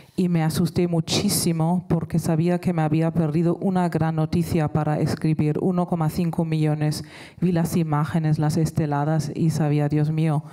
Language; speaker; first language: Spanish; non-native, fluent; German